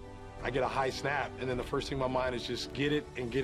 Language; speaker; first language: English; native; English